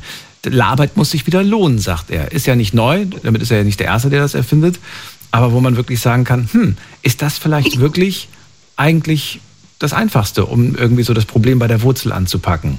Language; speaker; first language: German; native; German